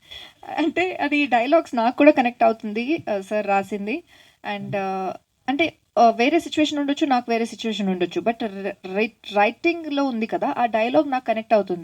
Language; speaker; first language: Telugu; non-native, fluent; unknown